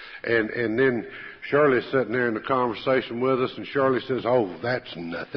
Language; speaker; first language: English; native; English